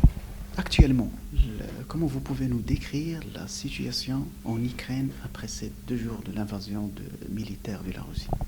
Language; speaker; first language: French; non-native, local second language; Arabic